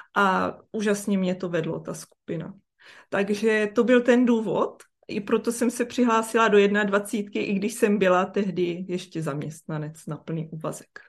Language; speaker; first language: Czech; native; Czech